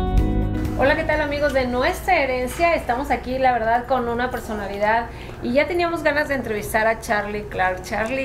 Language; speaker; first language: Spanish; native; Spanish